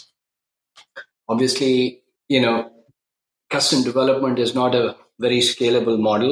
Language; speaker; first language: English; non-native, local second language; Urdu